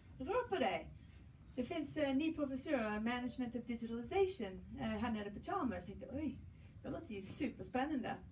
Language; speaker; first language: Swedish; non-native, fluent; English